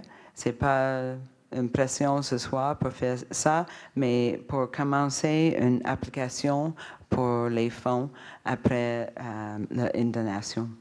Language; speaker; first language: French; non-native, learner; English